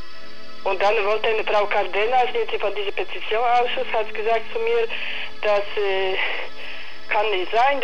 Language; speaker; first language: German; non-native, learner; Polish